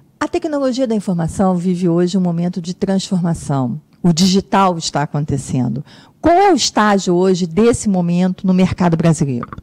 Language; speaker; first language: Portuguese; native; Portuguese